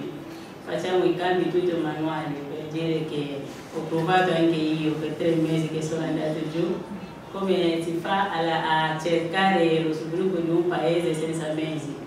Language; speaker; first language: Italian; non-native, fluent; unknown